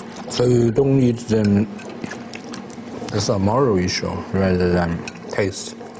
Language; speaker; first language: English; non-native, fluent; Chinese